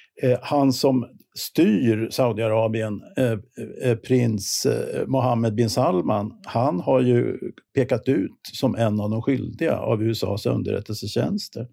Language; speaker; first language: Swedish; native; Swedish